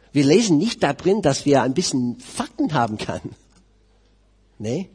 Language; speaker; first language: German; non-native, fluent; English